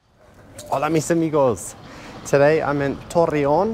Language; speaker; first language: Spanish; non-native, learner; English